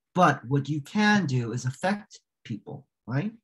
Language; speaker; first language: English; native; English